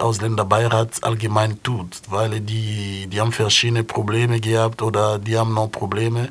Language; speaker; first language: German; non-native, fluent; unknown